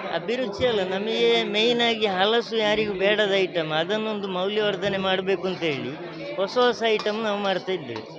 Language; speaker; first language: Kannada; native; Kannada